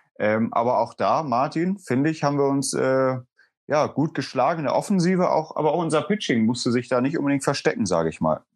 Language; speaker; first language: German; native; German